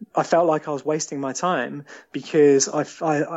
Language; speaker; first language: English; native; English